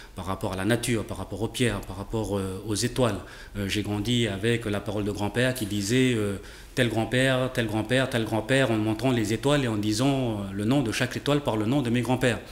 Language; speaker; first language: French; native; French